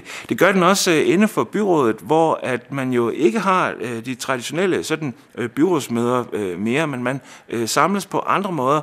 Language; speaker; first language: Danish; native; Danish